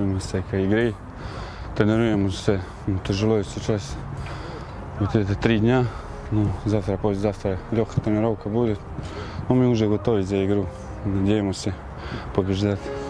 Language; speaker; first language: Russian; non-native, learner; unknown